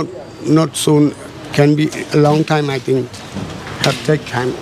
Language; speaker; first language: English; non-native, learner; Burmese